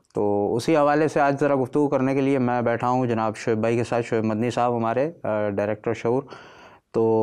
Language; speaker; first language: Urdu; native; Urdu